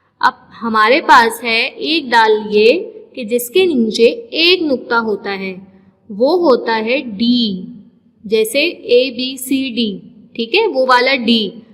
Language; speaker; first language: Urdu; non-native, local second language; Sindhi